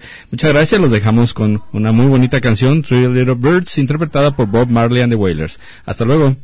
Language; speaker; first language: Spanish; native; Spanish